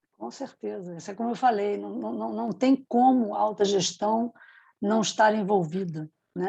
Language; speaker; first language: Portuguese; native; Portuguese